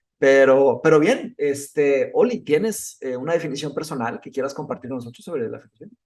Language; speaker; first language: Spanish; early bilingual, other home language; Portuguese